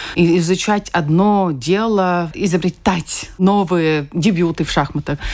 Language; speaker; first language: Russian; non-native, fluent; Latvian